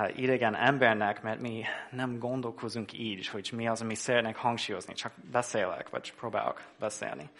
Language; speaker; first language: Hungarian; non-native, fluent; English